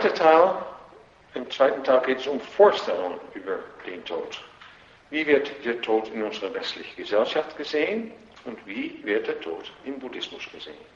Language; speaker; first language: German; non-native, fluent; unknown